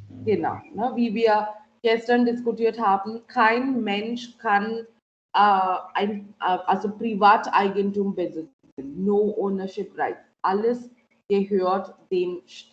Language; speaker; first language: German; non-native, fluent; Marathi